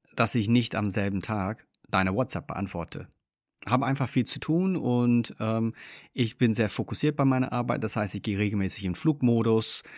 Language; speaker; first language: German; non-native, fluent; English